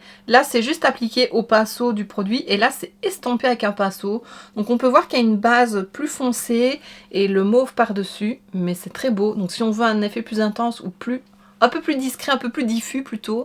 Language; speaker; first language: French; native; French